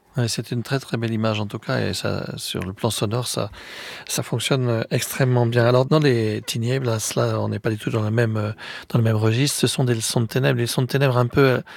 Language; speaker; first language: French; native; French